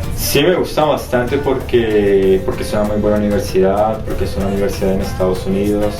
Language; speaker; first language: Spanish; native; Spanish